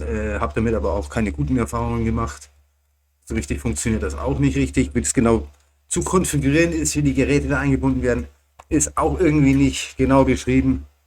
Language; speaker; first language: German; native; German